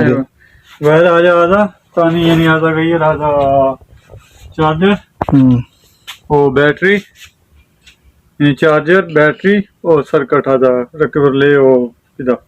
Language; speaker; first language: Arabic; non-native, learner; Hindi